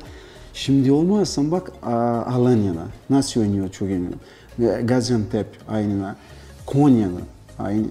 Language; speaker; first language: Turkish; non-native, learner; Portuguese